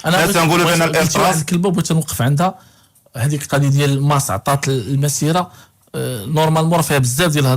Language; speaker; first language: Arabic; native; Arabic